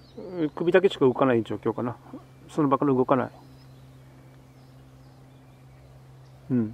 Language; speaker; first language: Japanese; native; Japanese